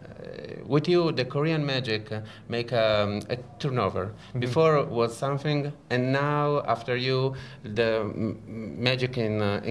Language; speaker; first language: English; non-native, learner; Italian